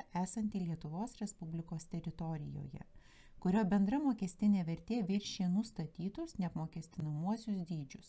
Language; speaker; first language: Lithuanian; native; Lithuanian